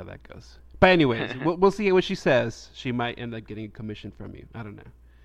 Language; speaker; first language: English; native; English